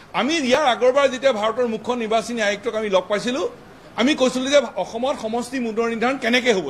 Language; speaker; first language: Assamese; native; Assamese